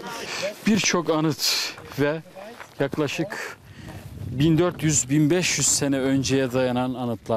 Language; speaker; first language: Turkish; native; Turkish